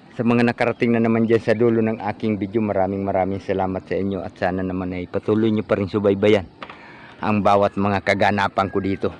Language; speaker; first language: Filipino; native; Filipino